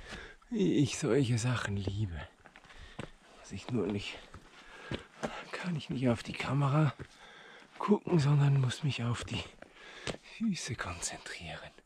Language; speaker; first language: German; native; German